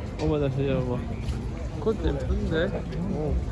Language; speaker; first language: Korean; non-native, learner; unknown